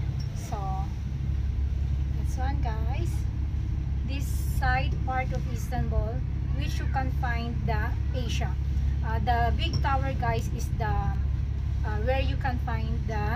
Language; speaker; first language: English; non-native, local second language; Filipino